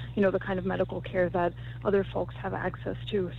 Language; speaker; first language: English; native; English